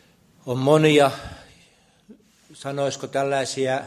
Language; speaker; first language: Finnish; native; Finnish